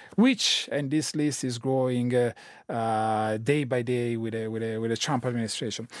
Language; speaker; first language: English; non-native, fluent; Italian